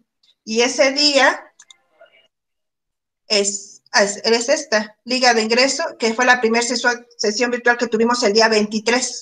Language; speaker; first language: Spanish; native; Spanish